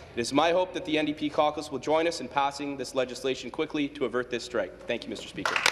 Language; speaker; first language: English; native; English